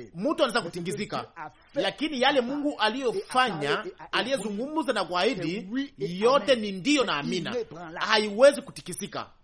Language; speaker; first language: Swahili; native; Swahili